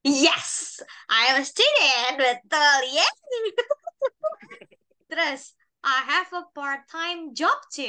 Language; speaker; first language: English; non-native, fluent; Indonesian